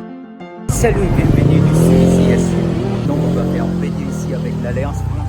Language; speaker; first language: French; non-native, fluent; Filipino